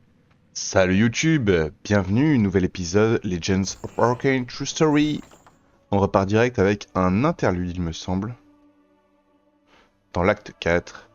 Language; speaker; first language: French; native; French